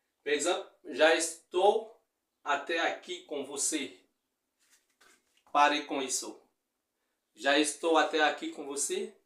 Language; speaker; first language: Portuguese; non-native, fluent; Haitian Creole